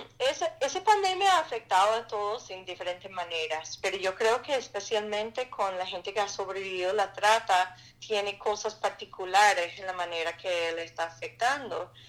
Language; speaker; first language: Spanish; non-native, fluent; English